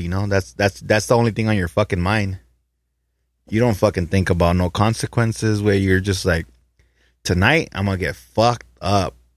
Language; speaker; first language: English; early bilingual, other home language; Spanish